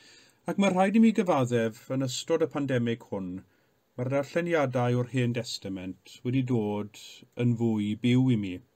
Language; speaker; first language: Welsh; native; Welsh